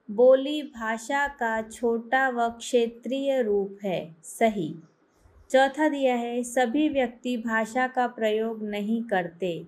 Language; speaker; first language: Hindi; native; Hindi